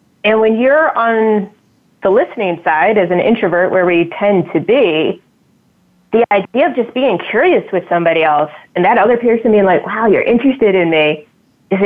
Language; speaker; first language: English; native; English